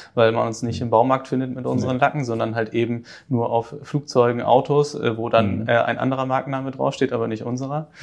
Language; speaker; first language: German; native; German